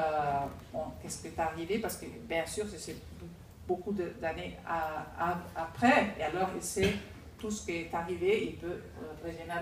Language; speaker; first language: French; non-native, fluent; Spanish